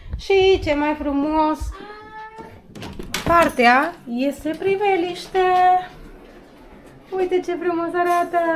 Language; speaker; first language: Romanian; non-native, learner; Spanish